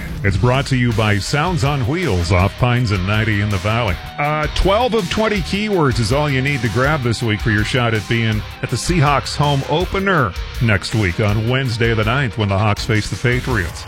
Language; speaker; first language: English; native; English